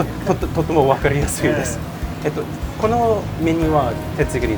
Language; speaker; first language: Japanese; non-native, learner; English